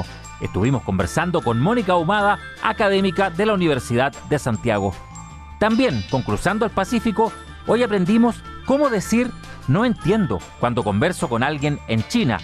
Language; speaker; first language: Spanish; native; Spanish